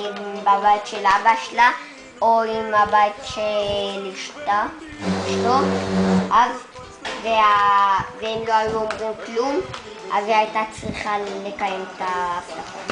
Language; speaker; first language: Hebrew; early bilingual, other home language; Spanish